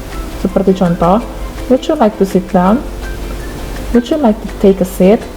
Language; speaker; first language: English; non-native, fluent; Indonesian